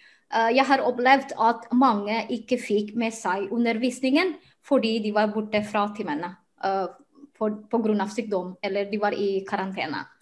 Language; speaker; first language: Norwegian; non-native, fluent; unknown